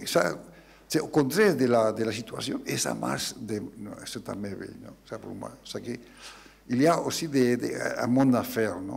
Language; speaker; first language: French; non-native, learner; Spanish